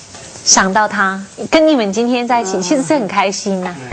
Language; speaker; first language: Chinese; non-native, fluent; English